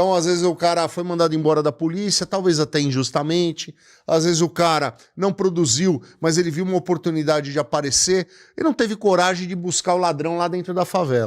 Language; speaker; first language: Portuguese; native; Portuguese